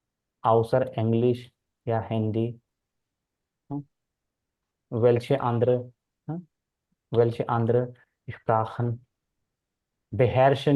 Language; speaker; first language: German; non-native, fluent; Hindi